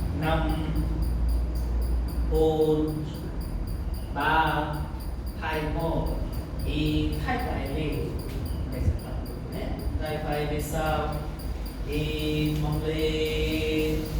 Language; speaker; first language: Vietnamese; non-native, learner; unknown